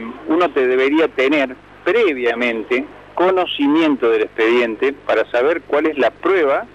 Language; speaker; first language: Spanish; native; Spanish